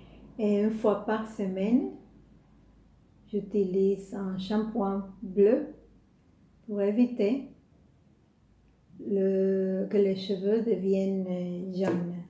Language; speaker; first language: French; non-native, fluent; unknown